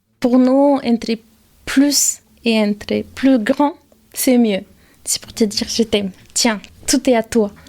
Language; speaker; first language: French; non-native, fluent; Spanish